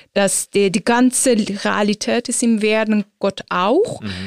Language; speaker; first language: German; non-native, fluent; Azerbaijani